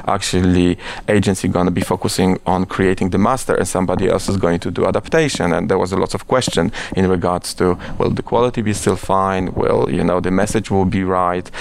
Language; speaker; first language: English; non-native, fluent; Polish